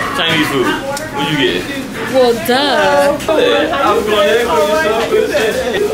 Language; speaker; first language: English; native; English